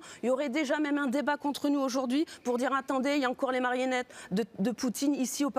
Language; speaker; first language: French; native; French